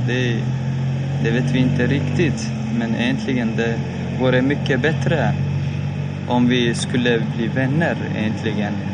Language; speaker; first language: Swedish; non-native, fluent; Turoyo